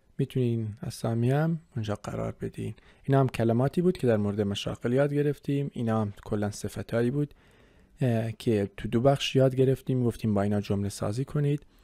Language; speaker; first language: Persian; non-native, local second language; Kurdish